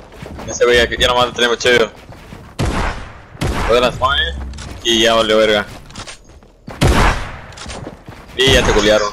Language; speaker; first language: Spanish; native; Spanish